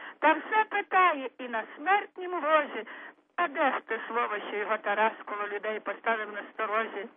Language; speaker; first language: Ukrainian; native; Ukrainian